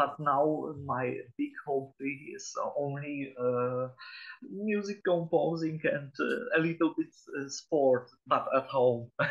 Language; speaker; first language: English; non-native, learner; Polish